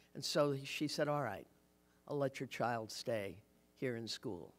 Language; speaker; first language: English; native; English